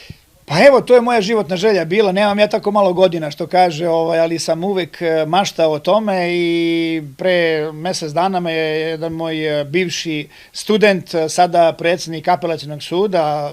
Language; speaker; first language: Bosnian; native; Bosnian